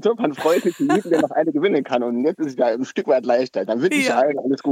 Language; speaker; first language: German; native; German